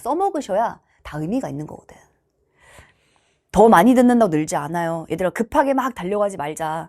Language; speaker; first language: Korean; native; Korean